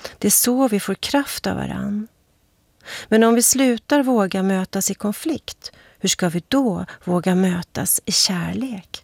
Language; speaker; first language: Swedish; native; Swedish